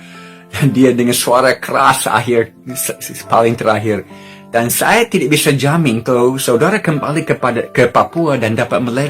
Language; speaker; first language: Indonesian; non-native, fluent; English